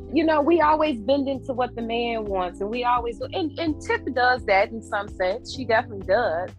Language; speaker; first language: English; native; English